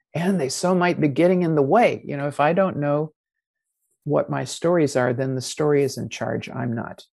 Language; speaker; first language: English; native; English